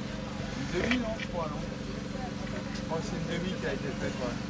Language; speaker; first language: French; native; French